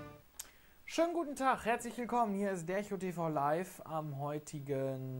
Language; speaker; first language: German; native; German